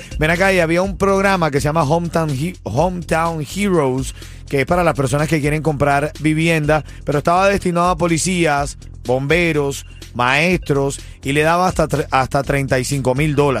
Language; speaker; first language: Spanish; native; Spanish